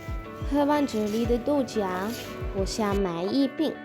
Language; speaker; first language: Chinese; non-native, learner; Sinhala